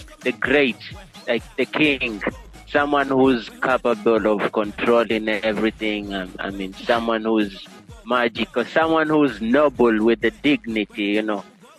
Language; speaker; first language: English; non-native, local second language; Giryama